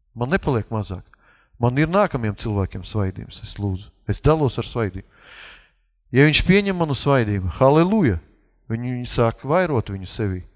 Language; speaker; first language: Latvian; non-native, local second language; Russian